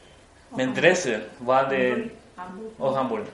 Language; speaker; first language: Swedish; non-native, fluent; Spanish